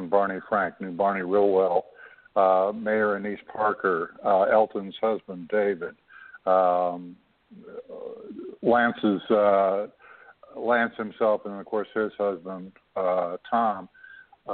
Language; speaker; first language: English; native; English